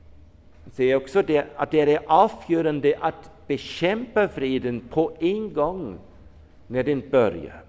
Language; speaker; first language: Swedish; non-native, fluent; German